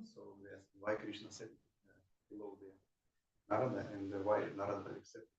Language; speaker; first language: English; non-native, learner; Russian